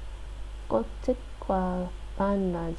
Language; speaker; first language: Vietnamese; non-native, learner; English